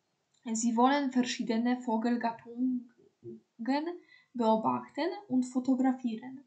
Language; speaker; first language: German; non-native, fluent; Polish